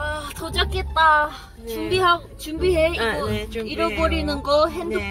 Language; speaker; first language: Korean; non-native, learner; Japanese